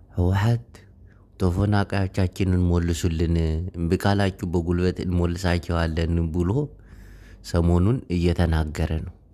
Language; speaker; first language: Amharic; non-native, local second language; Tigrinya